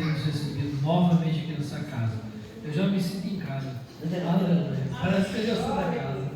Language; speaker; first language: Portuguese; native; Portuguese